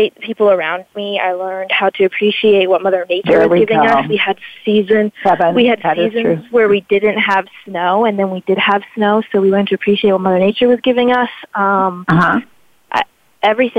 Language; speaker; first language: English; native; English